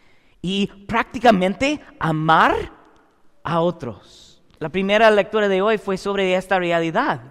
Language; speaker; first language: Spanish; non-native, learner; English